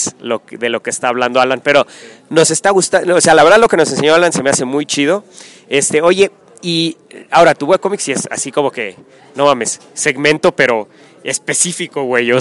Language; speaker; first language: Spanish; native; Spanish